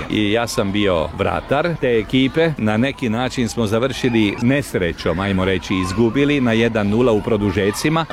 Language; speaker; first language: Croatian; early bilingual, heritage; Hungarian